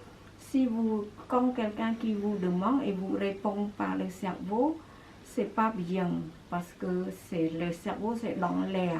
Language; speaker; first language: French; non-native, fluent; Khmer